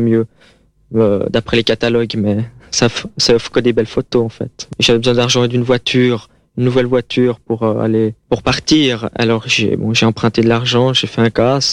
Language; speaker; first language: French; native; French